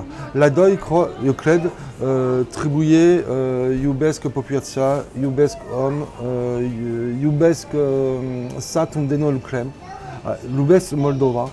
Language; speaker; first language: Romanian; non-native, learner; French